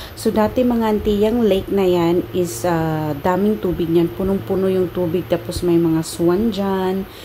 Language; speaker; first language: Filipino; non-native, local second language; Cebuano